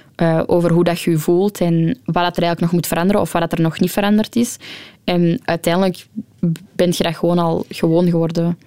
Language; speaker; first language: Dutch; native; Dutch